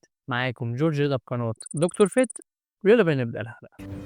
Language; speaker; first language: Arabic; native; Arabic